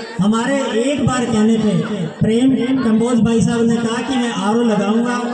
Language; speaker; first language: Hindi; native; Hindi